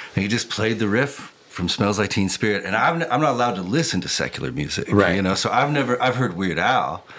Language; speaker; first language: English; native; English